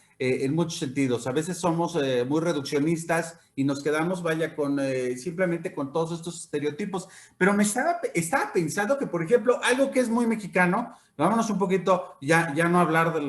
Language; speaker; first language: Spanish; native; Spanish